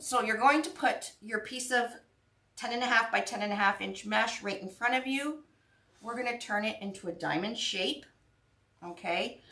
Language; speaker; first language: English; native; English